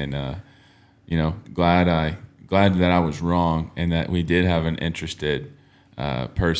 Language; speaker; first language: English; native; English